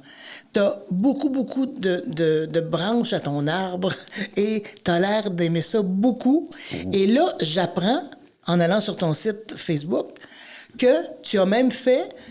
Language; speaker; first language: French; native; French